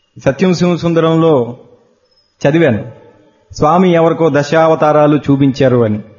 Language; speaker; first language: Telugu; native; Telugu